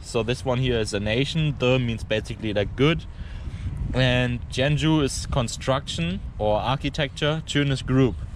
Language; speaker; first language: English; non-native, fluent; German